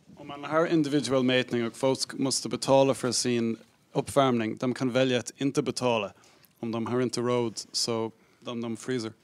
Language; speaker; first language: Swedish; non-native, fluent; English